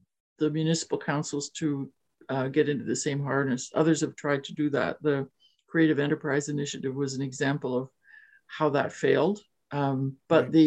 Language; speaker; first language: English; native; English